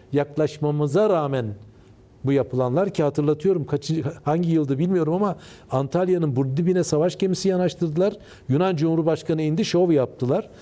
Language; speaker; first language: Turkish; early bilingual, heritage; Turkish